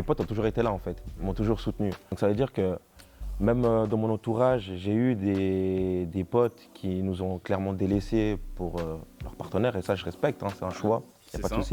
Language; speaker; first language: French; native; French